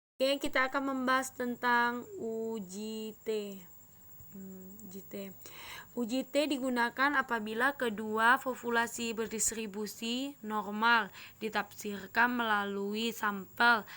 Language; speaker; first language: Indonesian; native; Indonesian